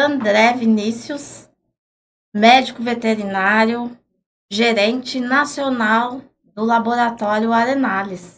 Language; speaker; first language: Portuguese; native; Portuguese